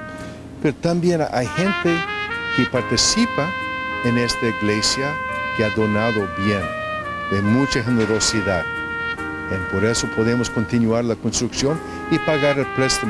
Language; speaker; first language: Spanish; non-native, fluent; English